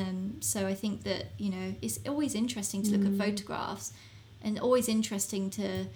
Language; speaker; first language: English; native; English